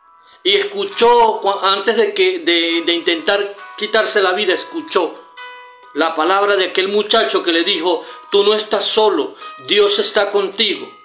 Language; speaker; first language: Spanish; native; Spanish